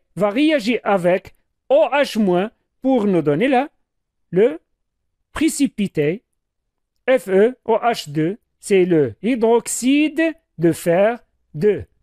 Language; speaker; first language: French; non-native, local second language; Arabic